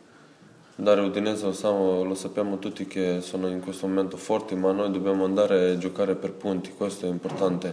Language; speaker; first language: Italian; non-native, fluent; Serbian